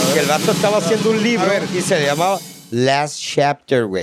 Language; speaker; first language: Spanish; early bilingual, heritage; Spanish